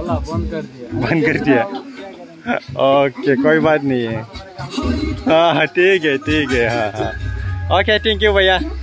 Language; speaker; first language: Hindi; non-native, local second language; Bodo